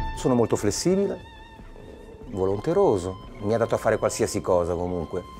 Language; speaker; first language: Italian; native; Italian